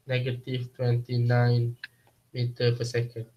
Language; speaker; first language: English; non-native, local second language; Malay